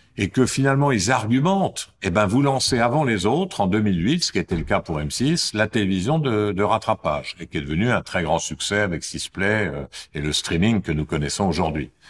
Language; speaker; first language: French; native; French